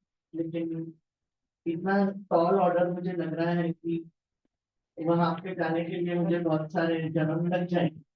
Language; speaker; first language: Hindi; non-native, local second language; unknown